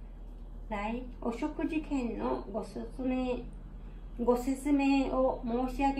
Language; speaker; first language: Japanese; non-native, fluent; Chinese